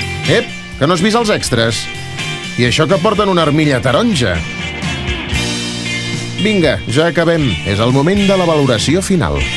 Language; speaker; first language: Catalan; native; Catalan